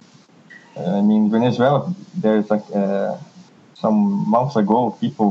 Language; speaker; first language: English; non-native, fluent; Portuguese